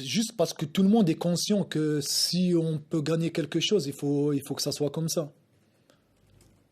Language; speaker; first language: French; non-native, local second language; Arabic